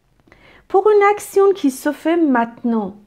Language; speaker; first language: French; non-native, fluent; Persian